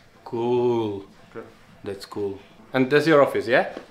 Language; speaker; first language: English; non-native, learner; Polish